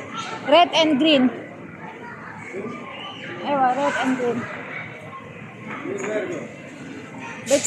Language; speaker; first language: English; non-native, learner; Filipino